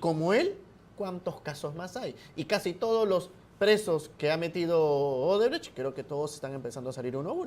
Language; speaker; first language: Spanish; native; Spanish